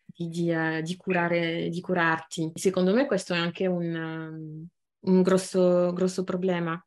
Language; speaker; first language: Italian; non-native, fluent; French